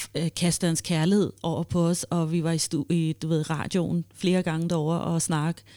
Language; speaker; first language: Danish; early bilingual, other home language; Swahili